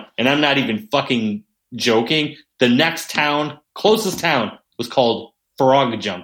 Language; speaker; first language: English; native; English